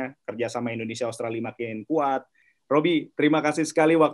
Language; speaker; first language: Indonesian; native; Indonesian